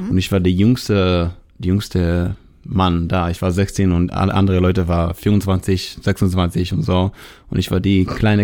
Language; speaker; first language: German; non-native, fluent; Hebrew